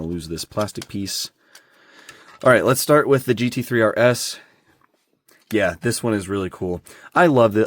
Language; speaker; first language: English; native; English